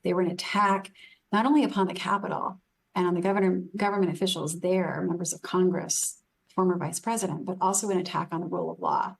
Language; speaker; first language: English; native; English